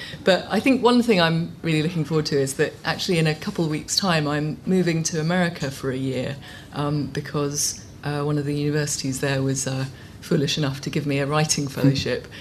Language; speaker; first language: English; native; English